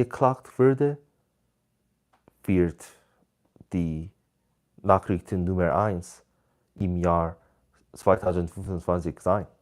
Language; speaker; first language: German; non-native, learner; Korean